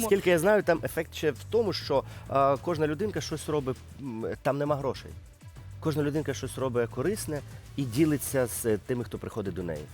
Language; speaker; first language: Ukrainian; native; Ukrainian